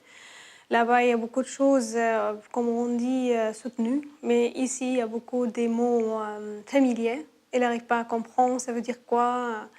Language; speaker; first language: French; non-native, learner; Arabic